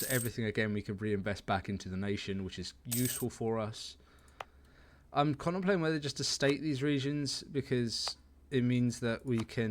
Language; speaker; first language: English; native; English